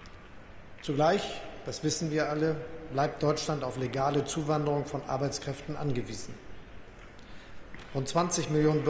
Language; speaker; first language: German; native; German